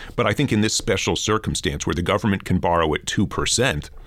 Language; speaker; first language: English; native; English